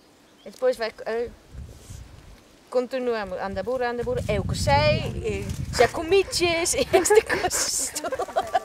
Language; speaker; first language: Galician; non-native, learner; Dutch